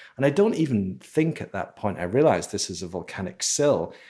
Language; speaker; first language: English; native; English